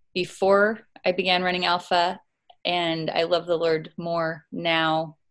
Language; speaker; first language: English; native; English